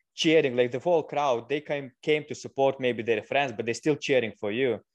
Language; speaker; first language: English; non-native, fluent; Lithuanian